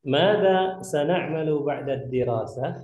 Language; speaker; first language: Arabic; non-native, fluent; Indonesian